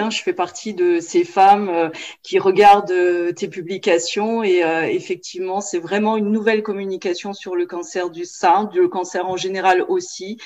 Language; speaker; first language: French; native; French